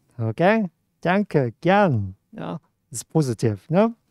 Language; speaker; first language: German; non-native, fluent; Cantonese